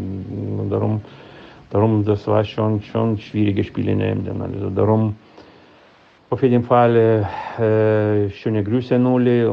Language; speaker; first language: German; non-native, fluent; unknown